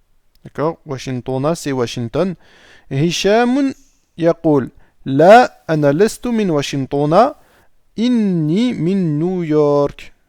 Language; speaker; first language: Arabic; non-native, fluent; French